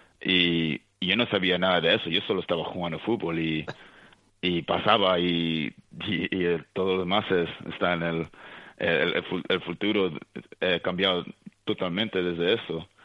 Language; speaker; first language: Spanish; early bilingual, heritage; Spanish